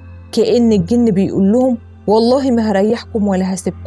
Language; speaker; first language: Arabic; native; Arabic